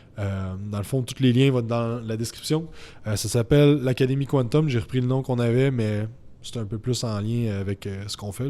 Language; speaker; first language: French; native; French